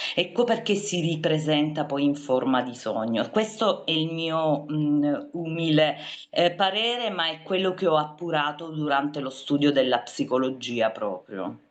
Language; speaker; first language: Italian; native; Italian